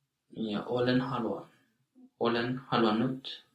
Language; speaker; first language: Finnish; non-native, learner; English